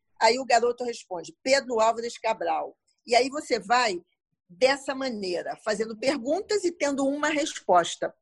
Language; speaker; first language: Portuguese; native; Portuguese